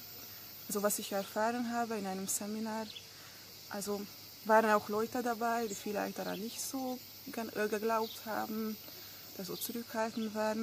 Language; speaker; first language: German; non-native, fluent; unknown